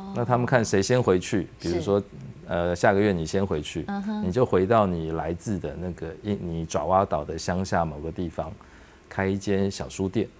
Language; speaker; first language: Chinese; native; Chinese